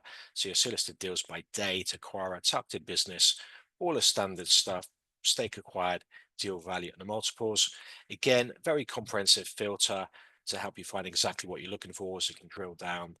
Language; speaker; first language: English; native; English